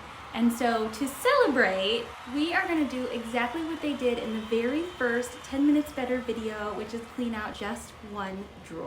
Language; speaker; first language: English; native; English